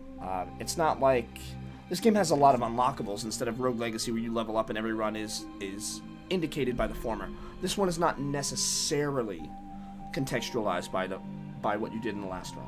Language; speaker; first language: English; native; English